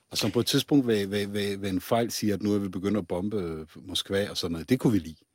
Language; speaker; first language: Danish; non-native, fluent; Czech